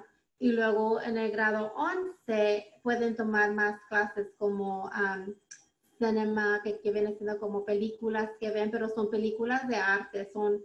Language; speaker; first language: Spanish; early bilingual, heritage; Spanish